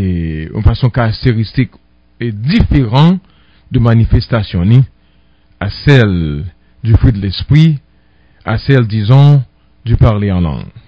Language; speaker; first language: French; non-native, local second language; Haitian Creole